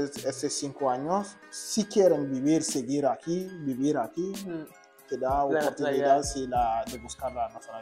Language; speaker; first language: Spanish; non-native, learner; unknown